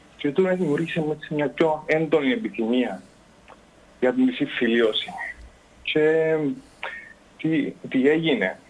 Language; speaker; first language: Greek; native; Greek